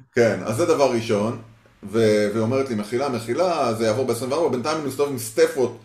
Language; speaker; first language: Hebrew; early bilingual, heritage; Hebrew